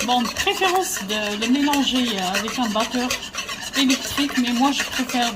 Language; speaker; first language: French; non-native, fluent; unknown